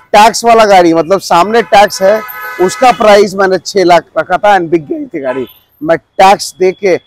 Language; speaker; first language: Hindi; native; Hindi